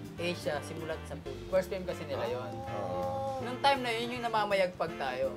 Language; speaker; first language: Filipino; native; Filipino